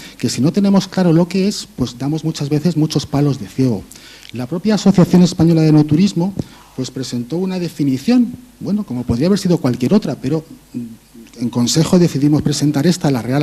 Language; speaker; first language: Spanish; native; Spanish